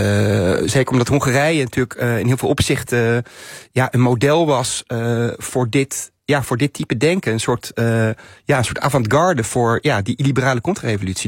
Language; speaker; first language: Dutch; native; Dutch